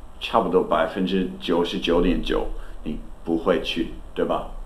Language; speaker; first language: Chinese; non-native, learner; English